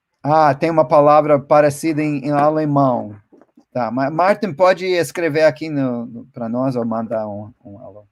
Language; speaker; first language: Portuguese; non-native, fluent; English